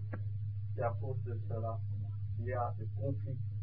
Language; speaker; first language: French; non-native, fluent; Vietnamese